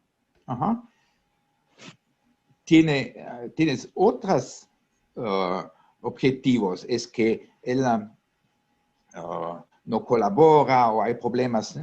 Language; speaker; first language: Spanish; non-native, fluent; Italian